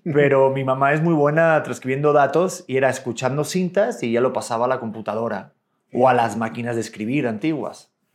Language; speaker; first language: Spanish; native; Spanish